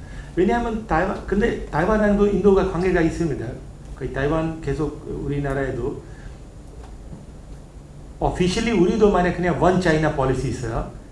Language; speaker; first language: Korean; non-native, learner; Hindi